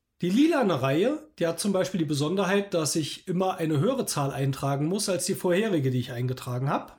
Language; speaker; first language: German; native; German